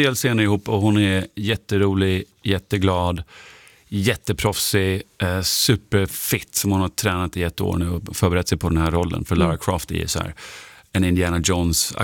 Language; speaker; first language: Swedish; non-native, fluent; German